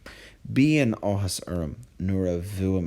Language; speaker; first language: Irish; non-native, local second language; English